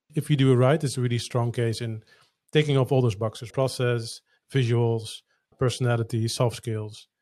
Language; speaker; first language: English; non-native, fluent; Dutch